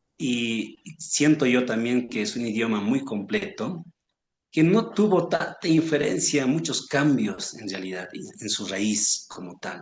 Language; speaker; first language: Spanish; non-native, local second language; Aymara